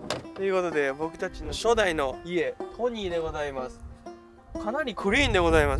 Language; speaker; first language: Japanese; native; Japanese